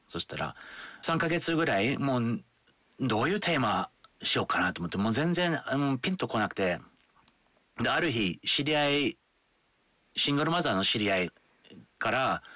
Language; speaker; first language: Japanese; non-native, fluent; English